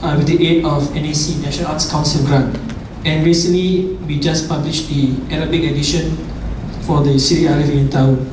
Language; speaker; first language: English; non-native, local second language; Malay